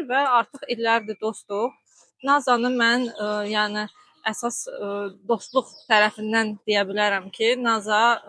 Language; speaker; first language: Azerbaijani; non-native, local second language; Russian